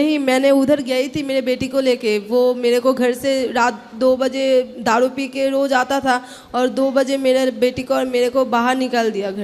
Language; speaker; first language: Hindi; non-native, local second language; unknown